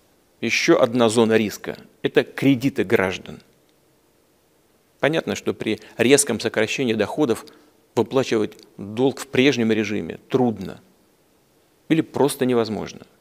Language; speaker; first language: Russian; native; Russian